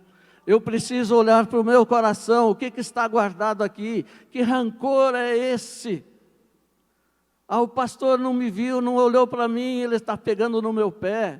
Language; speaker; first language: Portuguese; native; Portuguese